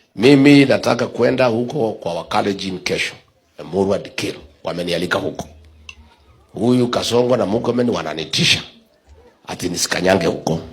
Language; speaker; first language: Swahili; non-native, local second language; Kikuyu